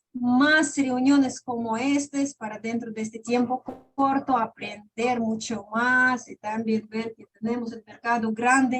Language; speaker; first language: Spanish; non-native, fluent; Russian